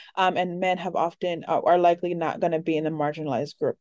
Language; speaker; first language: English; early bilingual, other home language; Spanish